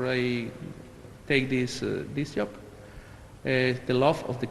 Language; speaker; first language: English; non-native, learner; Spanish